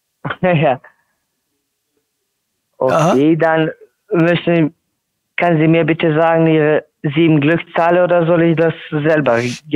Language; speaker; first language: German; non-native, learner; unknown